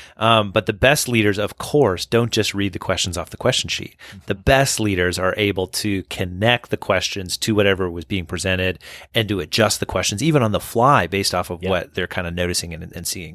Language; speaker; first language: English; native; English